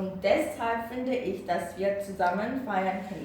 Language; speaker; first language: German; non-native, fluent; Korean